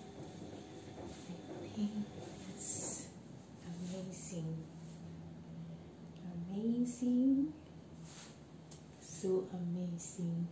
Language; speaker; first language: English; non-native, local second language; Filipino